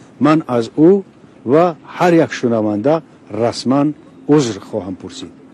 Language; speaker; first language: Tajik; non-native, local second language; Shughni